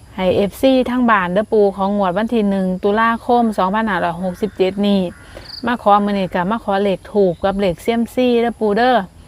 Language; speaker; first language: Thai; native; Thai